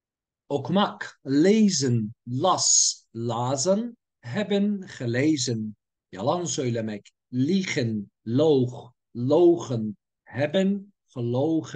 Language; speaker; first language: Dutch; non-native, learner; Turkish